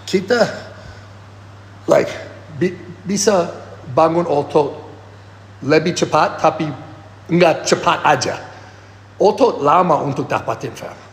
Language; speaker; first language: Indonesian; non-native, fluent; English